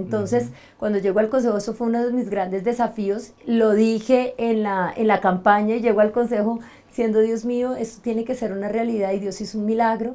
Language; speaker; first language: Spanish; native; Spanish